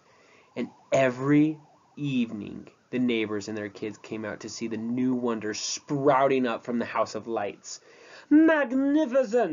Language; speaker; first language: English; native; English